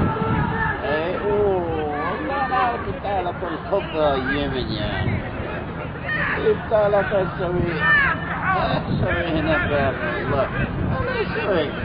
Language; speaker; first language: Arabic; non-native, learner; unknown